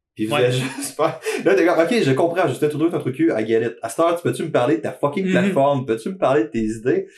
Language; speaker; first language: French; native; French